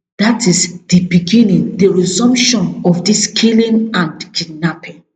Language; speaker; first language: Nigerian Pidgin; non-native, local second language; Igbo